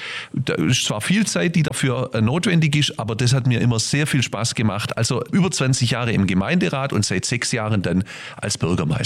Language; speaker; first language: German; native; German